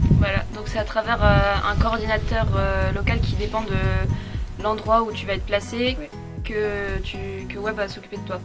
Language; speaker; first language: French; native; French